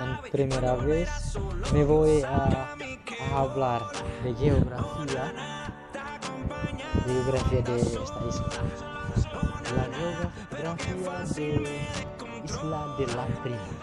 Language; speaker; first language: Spanish; non-native, learner; Indonesian